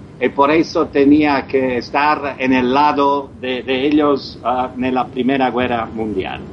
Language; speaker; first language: Spanish; non-native, learner; Croatian